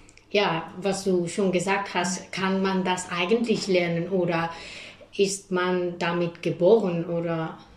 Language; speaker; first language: German; non-native, fluent; Spanish